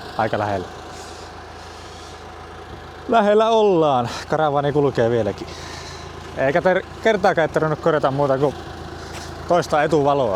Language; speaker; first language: Finnish; native; Finnish